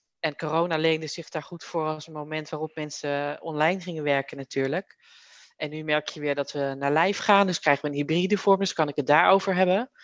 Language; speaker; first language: Dutch; native; Dutch